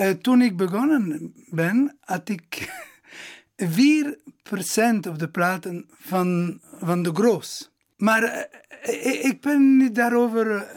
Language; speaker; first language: Dutch; non-native, local second language; Italian